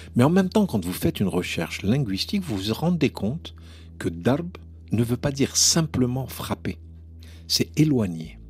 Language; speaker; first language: French; non-native, local second language; Arabic